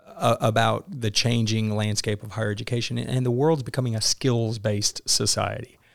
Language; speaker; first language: English; native; English